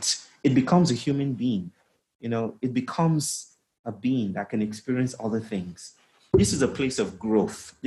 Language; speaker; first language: English; non-native, local second language; Yoruba